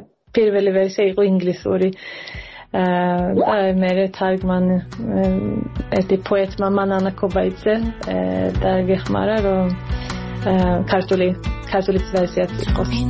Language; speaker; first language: Georgian; early bilingual, heritage; Georgian